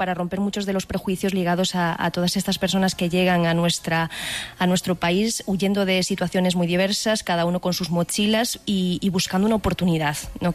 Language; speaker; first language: Spanish; native; Spanish